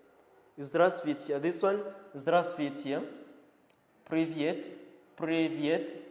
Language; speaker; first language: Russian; non-native, learner; Kinyarwanda